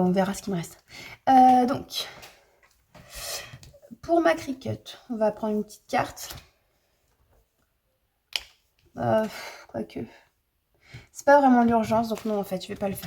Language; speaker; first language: French; native; French